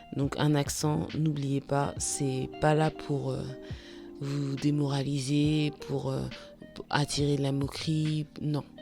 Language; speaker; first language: French; native; French